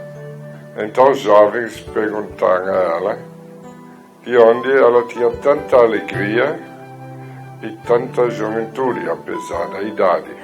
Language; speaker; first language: Portuguese; non-native, fluent; German